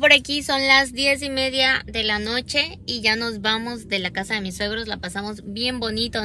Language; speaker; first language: Spanish; native; Spanish